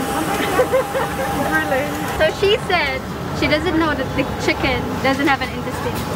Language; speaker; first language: English; non-native, local second language; Hiligaynon